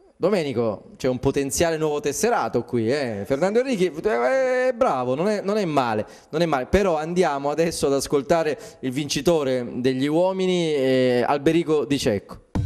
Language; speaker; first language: Italian; native; Italian